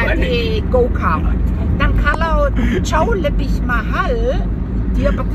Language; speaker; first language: Indonesian; non-native, fluent; German